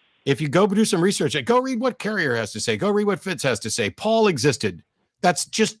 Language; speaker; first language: English; native; English